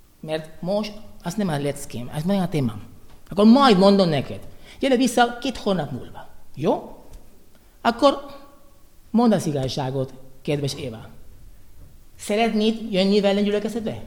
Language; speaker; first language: Hungarian; non-native, learner; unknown